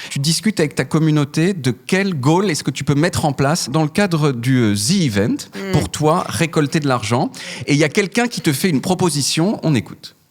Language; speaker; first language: French; native; French